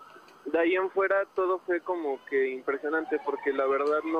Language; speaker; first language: Spanish; native; Spanish